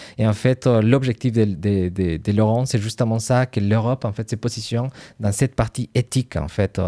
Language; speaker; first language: French; non-native, fluent; Spanish